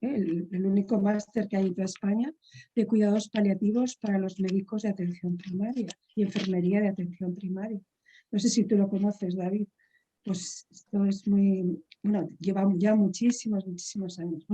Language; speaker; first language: Spanish; native; Spanish